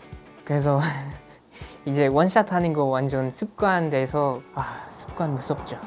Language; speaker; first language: Korean; non-native, fluent; English